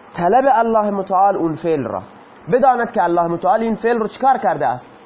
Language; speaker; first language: Persian; native; Persian